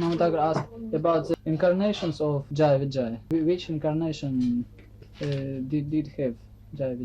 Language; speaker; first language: English; non-native, fluent; Russian